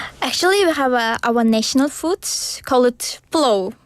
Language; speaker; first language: English; non-native, learner; Uzbek